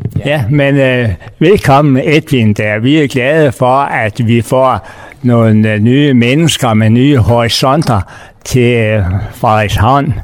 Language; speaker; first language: Danish; native; Danish